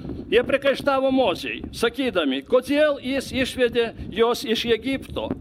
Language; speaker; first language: Lithuanian; non-native, fluent; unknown